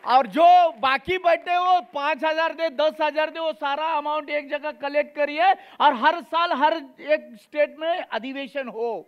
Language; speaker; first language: Hindi; native; Hindi